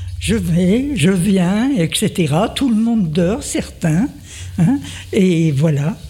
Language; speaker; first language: French; native; French